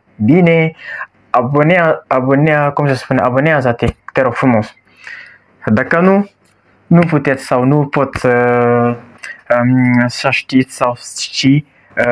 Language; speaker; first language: Romanian; non-native, learner; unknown